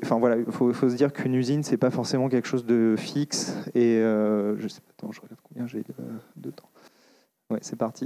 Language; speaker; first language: French; native; French